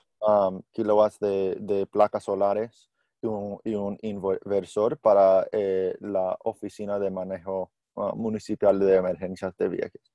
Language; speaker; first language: Spanish; non-native, learner; English